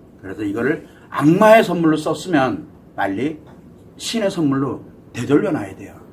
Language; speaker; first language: Korean; native; Korean